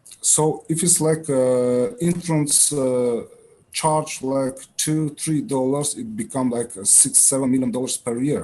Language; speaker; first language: English; non-native, learner; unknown